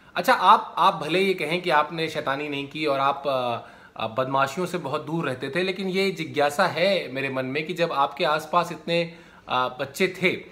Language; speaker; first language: Hindi; native; Hindi